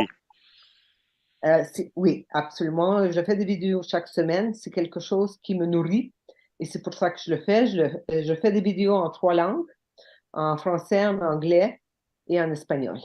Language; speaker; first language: French; non-native, local second language; English